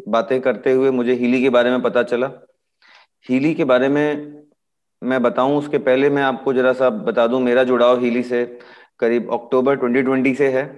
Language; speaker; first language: Hindi; native; Hindi